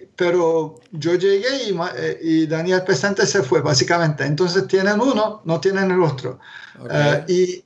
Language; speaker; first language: Spanish; non-native, fluent; Turkish